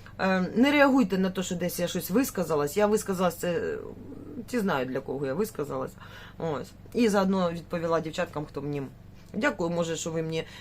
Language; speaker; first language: Ukrainian; native; Ukrainian